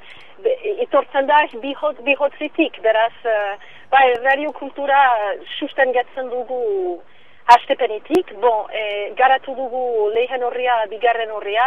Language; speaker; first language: Basque; non-native, local second language; French